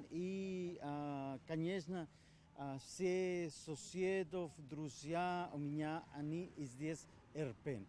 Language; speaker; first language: Ukrainian; non-native, learner; Spanish